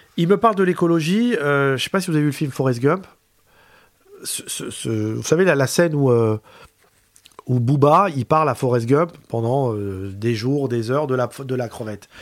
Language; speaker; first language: French; native; French